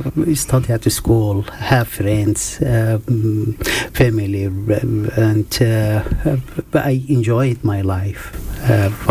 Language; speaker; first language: English; non-native, fluent; Arabic